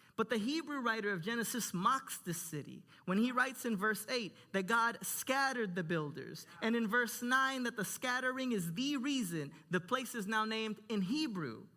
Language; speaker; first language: English; early bilingual, other home language; Spanish